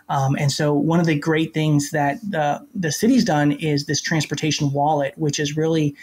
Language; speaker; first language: English; native; English